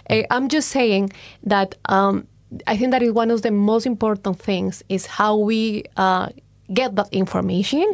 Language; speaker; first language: English; non-native, fluent; Spanish